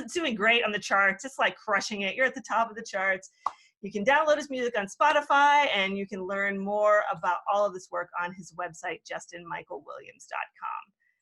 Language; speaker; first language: English; native; English